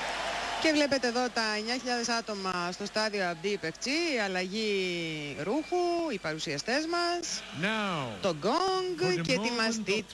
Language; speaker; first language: Greek; native; Greek